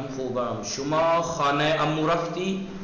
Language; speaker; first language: Persian; non-native, fluent; Urdu